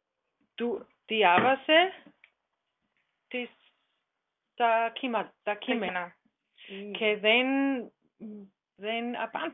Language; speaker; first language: Greek; non-native, learner; German